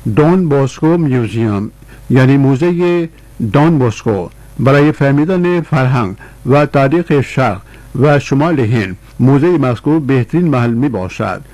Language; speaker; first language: Persian; non-native, fluent; Urdu